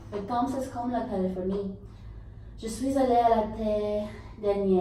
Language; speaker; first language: French; non-native, learner; English